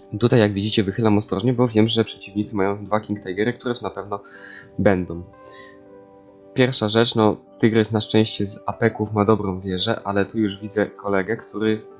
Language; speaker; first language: Polish; native; Polish